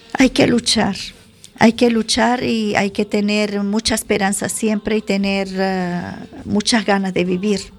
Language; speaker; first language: Spanish; non-native, fluent; Arabic